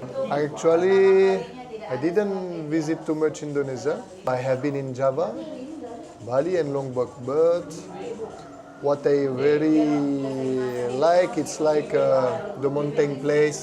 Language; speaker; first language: English; non-native, fluent; French